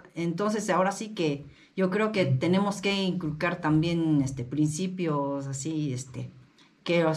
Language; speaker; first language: Spanish; non-native, learner; Japanese